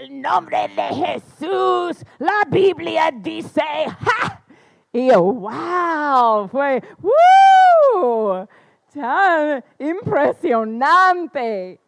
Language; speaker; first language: Spanish; non-native, fluent; English